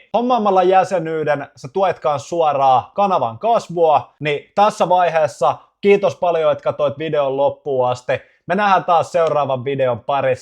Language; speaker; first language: Finnish; native; Finnish